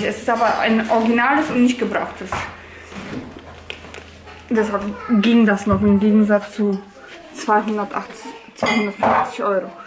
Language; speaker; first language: German; early bilingual, other home language; Polish